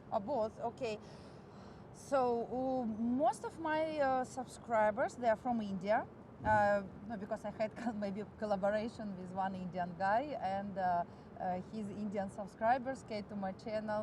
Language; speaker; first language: English; non-native, fluent; Russian